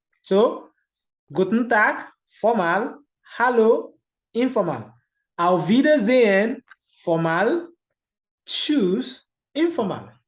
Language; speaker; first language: German; non-native, learner; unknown